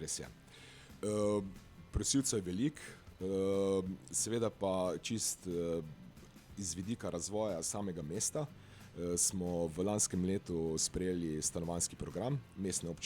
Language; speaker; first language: Slovenian; native; Slovenian